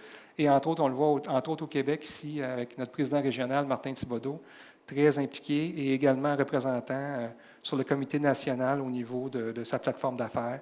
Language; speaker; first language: French; native; French